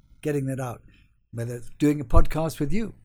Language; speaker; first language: English; native; English